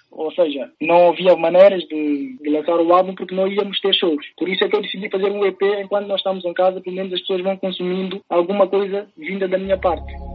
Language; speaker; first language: Portuguese; early bilingual, other home language; Upper Guinea Crioulo